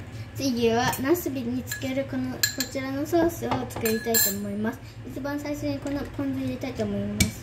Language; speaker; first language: Japanese; non-native, fluent; Cebuano